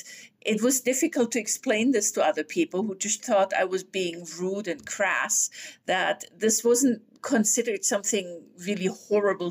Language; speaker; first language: English; non-native, fluent; German